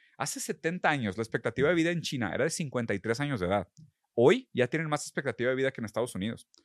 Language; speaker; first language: Spanish; early bilingual, other home language; Portuguese